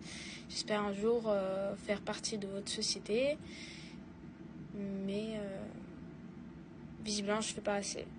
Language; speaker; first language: French; non-native, fluent; Russian